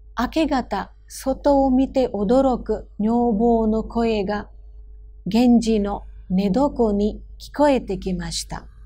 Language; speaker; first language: Japanese; non-native, fluent; Hindi